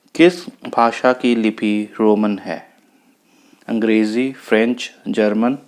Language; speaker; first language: Hindi; non-native, local second language; Punjabi